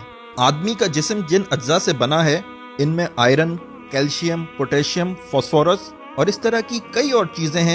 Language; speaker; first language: Urdu; native; Urdu